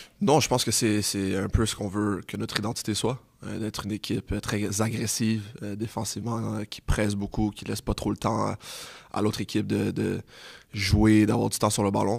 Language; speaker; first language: French; native; French